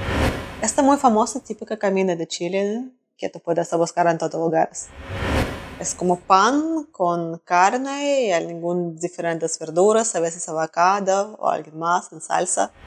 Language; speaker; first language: Spanish; non-native, learner; Russian